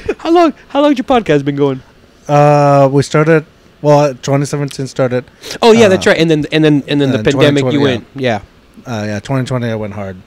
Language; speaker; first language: English; native; English